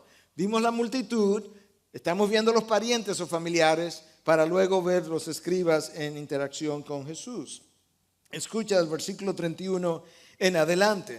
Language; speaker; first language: Spanish; native; Spanish